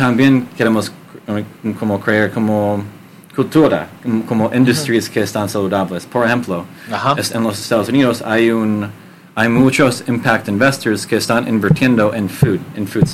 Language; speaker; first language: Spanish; non-native, learner; English